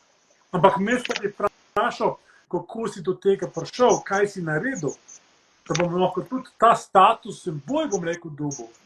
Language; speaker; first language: Slovenian; early bilingual, heritage; Slovenian